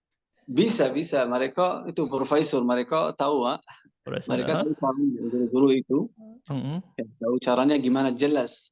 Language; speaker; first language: Indonesian; non-native, learner; Persian